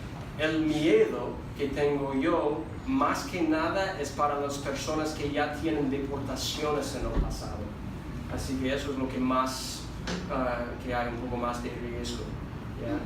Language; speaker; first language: Spanish; non-native, fluent; English